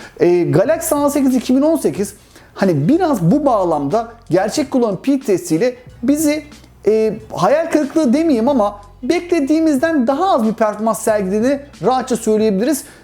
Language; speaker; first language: Turkish; native; Turkish